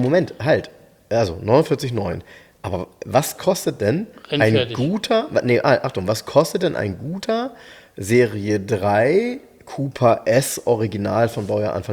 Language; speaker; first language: German; native; German